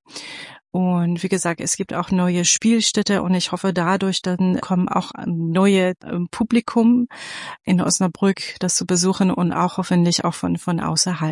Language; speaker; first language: German; non-native, fluent; Persian